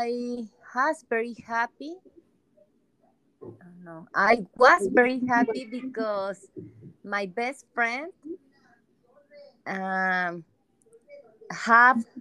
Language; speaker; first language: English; non-native, learner; Spanish